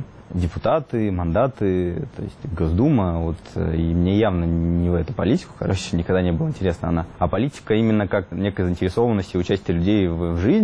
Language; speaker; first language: Russian; native; Russian